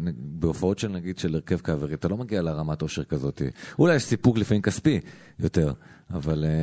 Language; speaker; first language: Hebrew; native; Hebrew